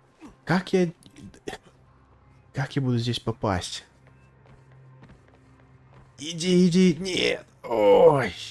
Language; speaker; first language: Russian; non-native, learner; English